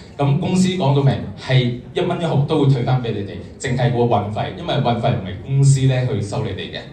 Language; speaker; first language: Cantonese; native; Cantonese